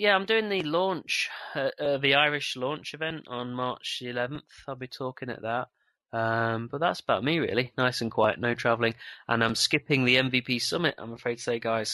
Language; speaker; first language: English; native; English